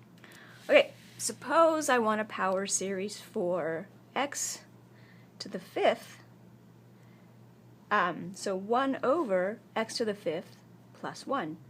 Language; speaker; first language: English; native; English